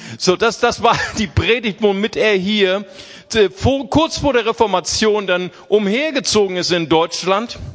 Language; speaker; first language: German; early bilingual, other home language; Portuguese